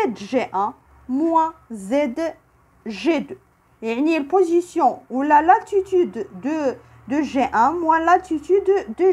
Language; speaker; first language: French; non-native, local second language; Arabic